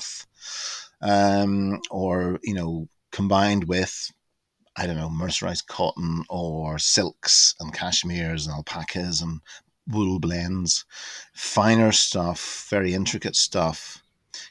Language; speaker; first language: English; native; English